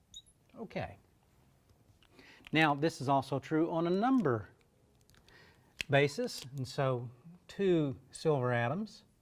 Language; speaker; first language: English; native; English